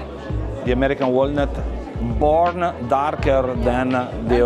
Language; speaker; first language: English; non-native, learner; Italian